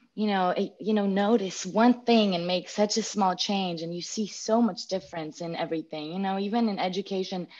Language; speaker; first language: English; non-native, fluent; Greek